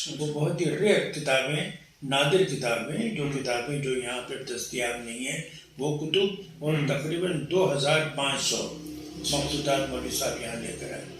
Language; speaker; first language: Urdu; native; Urdu